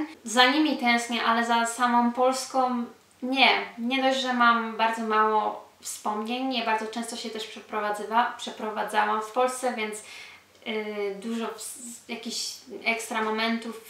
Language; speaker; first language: Polish; early bilingual, heritage; Polish